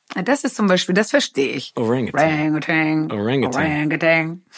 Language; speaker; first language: German; non-native, local second language; Low German